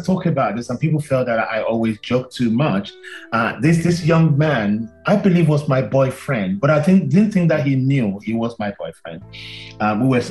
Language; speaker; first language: English; non-native, local second language; Yoruba